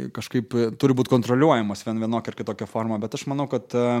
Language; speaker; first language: Lithuanian; native; Lithuanian